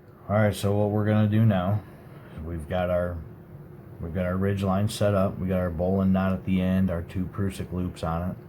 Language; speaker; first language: English; native; English